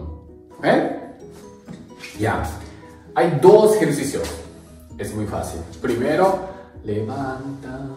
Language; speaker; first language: Spanish; non-native, learner; Japanese